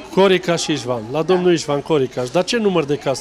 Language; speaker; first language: Romanian; native; Romanian